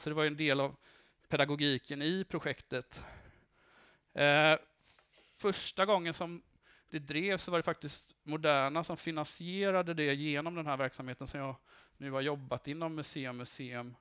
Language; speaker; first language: Swedish; native; Swedish